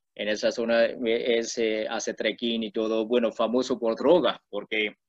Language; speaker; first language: Spanish; non-native, learner; Burmese